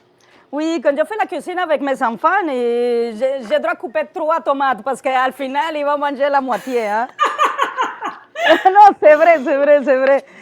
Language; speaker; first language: French; non-native, learner; Spanish